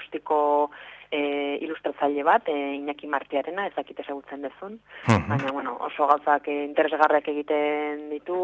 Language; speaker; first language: Basque; non-native, local second language; Spanish